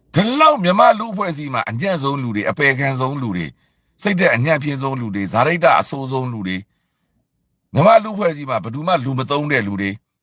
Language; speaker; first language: Burmese; native; Burmese